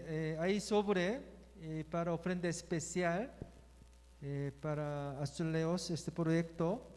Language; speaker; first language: Spanish; non-native, learner; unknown